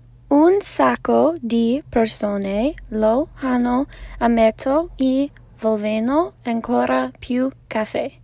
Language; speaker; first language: Italian; non-native, learner; English